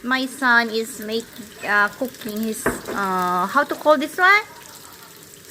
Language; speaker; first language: English; non-native, learner; Filipino